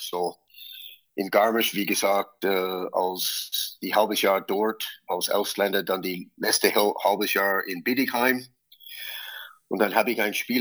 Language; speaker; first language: German; non-native, fluent; English